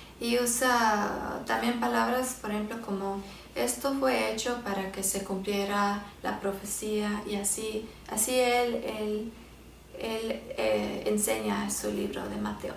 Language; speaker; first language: Spanish; early bilingual, heritage; Spanish